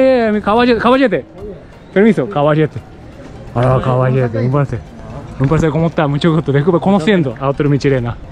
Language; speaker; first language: Spanish; non-native, learner; Japanese